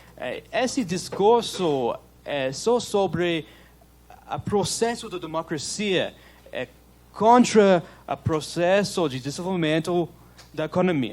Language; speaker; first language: Portuguese; non-native, learner; English